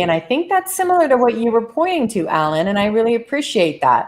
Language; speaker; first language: English; native; English